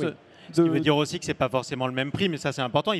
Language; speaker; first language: French; native; French